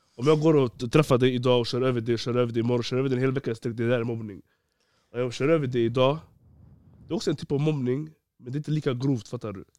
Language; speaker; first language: Swedish; early bilingual, other home language; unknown